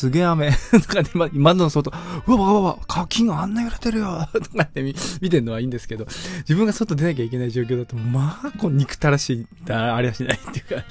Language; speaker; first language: Japanese; native; Japanese